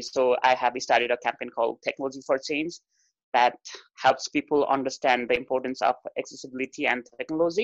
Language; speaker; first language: English; non-native, local second language; Nepali